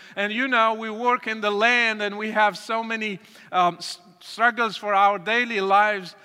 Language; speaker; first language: English; non-native, fluent; Arabic